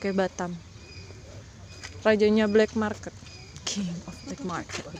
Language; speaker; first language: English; non-native, learner; Indonesian